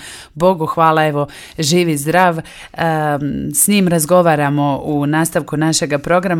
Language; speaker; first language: Croatian; native; Croatian